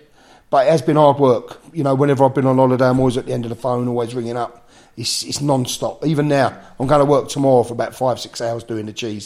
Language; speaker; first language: English; native; English